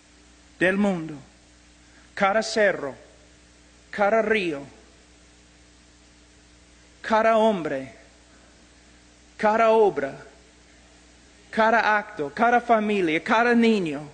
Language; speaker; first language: Spanish; non-native, fluent; English